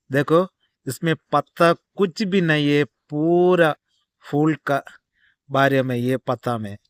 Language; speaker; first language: Hindi; non-native, local second language; Malayalam